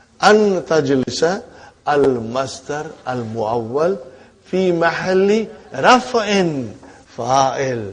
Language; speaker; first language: Arabic; non-native, fluent; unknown